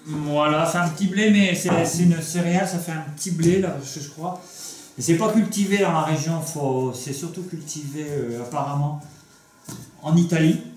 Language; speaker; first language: French; native; French